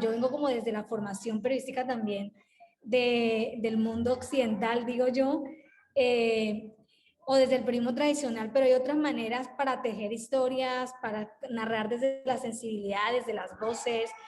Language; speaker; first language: Spanish; native; Spanish